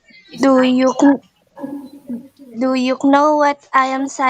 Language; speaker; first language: English; non-native, learner; Indonesian